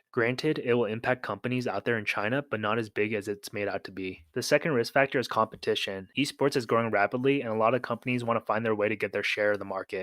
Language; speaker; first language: English; native; English